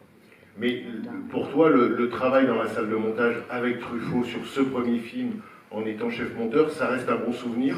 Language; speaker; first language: French; native; French